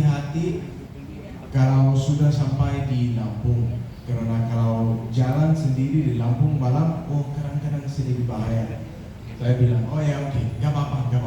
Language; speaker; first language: Indonesian; non-native, fluent; Danish